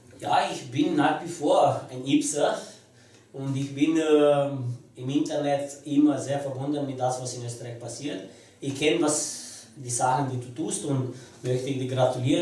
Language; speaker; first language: German; non-native, fluent; Romanian